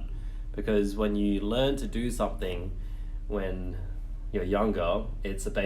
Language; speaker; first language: English; native; English